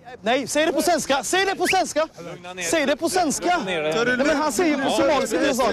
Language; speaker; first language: Swedish; early bilingual, other home language; Somali